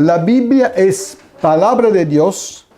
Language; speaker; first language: Spanish; non-native, fluent; Italian